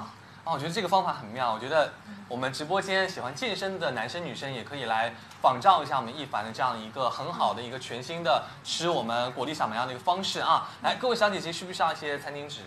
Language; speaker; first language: Chinese; native; Chinese